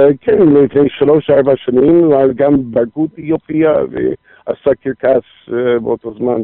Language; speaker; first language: Hebrew; non-native, fluent; English